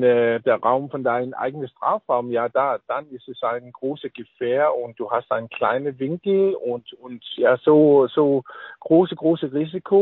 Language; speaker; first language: German; non-native, learner; Danish